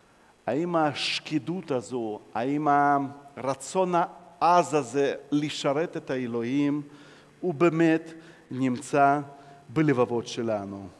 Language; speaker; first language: Hebrew; non-native, fluent; Russian